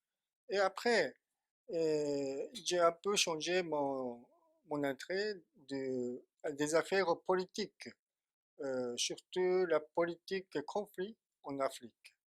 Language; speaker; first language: French; non-native, fluent; Japanese